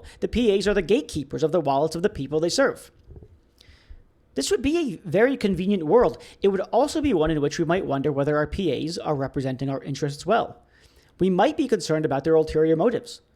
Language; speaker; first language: English; native; English